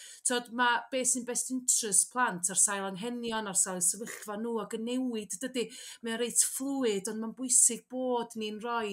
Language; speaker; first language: Welsh; native; Welsh